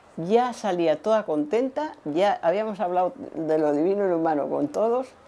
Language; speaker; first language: Spanish; native; Spanish